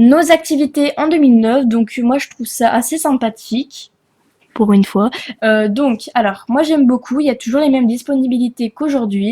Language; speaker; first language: French; native; French